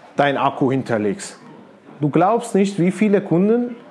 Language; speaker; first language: German; non-native, fluent; Arabic